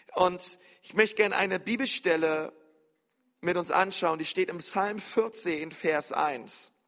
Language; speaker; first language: German; native; German